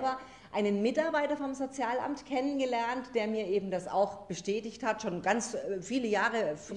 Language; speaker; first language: German; native; German